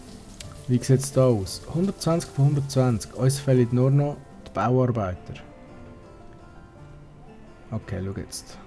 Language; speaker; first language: German; native; German